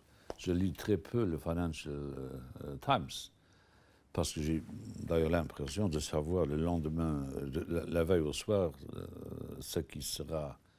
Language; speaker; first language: French; non-native, local second language; Luxembourgish